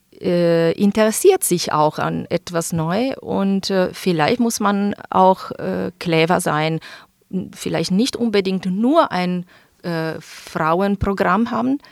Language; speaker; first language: German; non-native, fluent; Italian